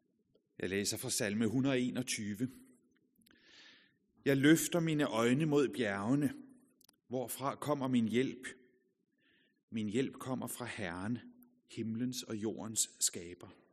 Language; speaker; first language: Danish; native; Danish